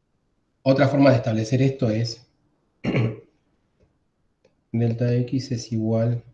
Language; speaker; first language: Spanish; native; Spanish